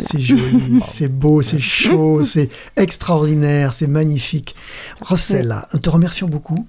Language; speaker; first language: French; native; French